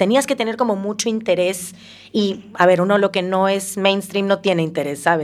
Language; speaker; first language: Spanish; native; Spanish